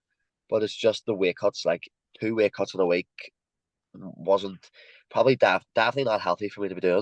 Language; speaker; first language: English; native; English